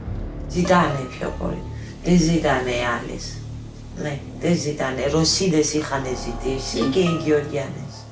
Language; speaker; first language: Greek; non-native, learner; Georgian